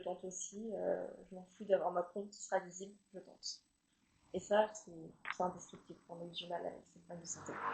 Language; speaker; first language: French; native; French